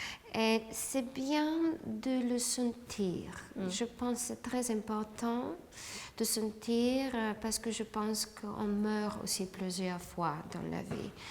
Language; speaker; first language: French; non-native, fluent; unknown